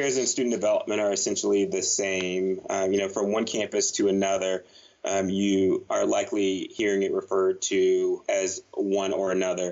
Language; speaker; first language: English; native; English